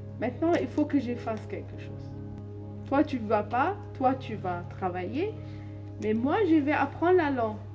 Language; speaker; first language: French; non-native, learner; Hindi